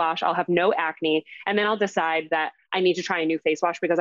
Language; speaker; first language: English; native; English